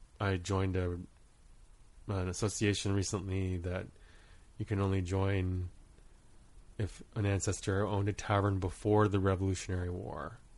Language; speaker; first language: English; native; English